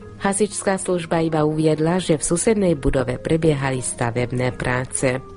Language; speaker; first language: Slovak; non-native, local second language; Hungarian